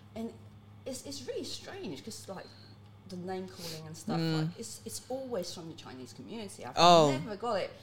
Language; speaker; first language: English; early bilingual, other home language; Cantonese